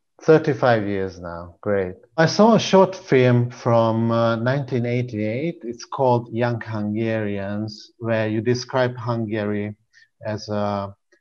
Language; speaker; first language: English; non-native, fluent; Hungarian